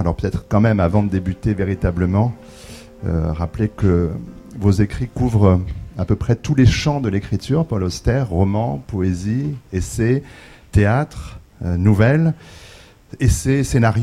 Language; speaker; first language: French; native; French